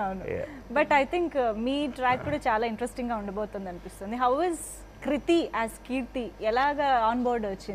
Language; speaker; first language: Telugu; native; Telugu